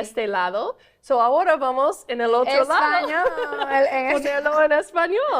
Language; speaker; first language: Spanish; non-native, fluent; English